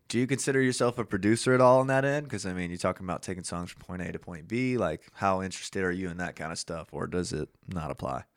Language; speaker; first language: English; native; English